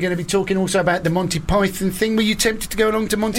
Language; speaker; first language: English; native; English